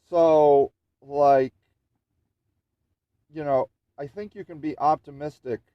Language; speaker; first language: English; native; English